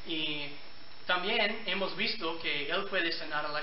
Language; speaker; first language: Spanish; non-native, fluent; English